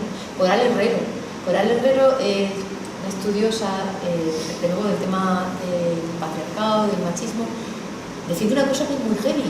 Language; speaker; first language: Spanish; native; Spanish